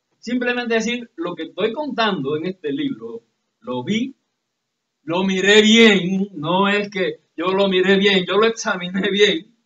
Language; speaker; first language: Spanish; native; Spanish